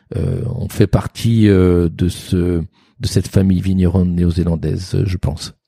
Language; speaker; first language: French; native; French